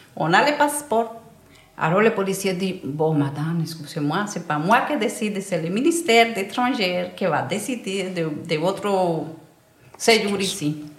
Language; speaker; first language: French; non-native, learner; Spanish